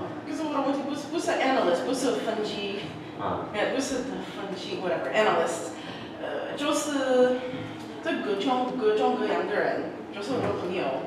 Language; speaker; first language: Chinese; non-native, learner; English